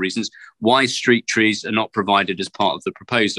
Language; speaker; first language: English; native; English